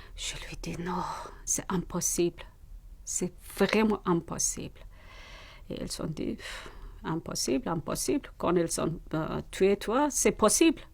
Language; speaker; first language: French; non-native, learner; Persian